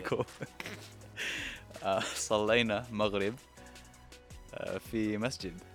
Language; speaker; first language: Arabic; non-native, learner; English